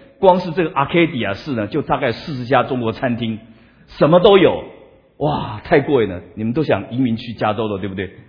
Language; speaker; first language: Chinese; non-native, local second language; Min Nan Chinese